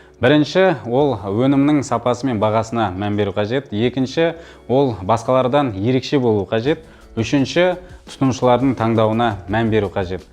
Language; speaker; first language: Kazakh; early bilingual, heritage; Kazakh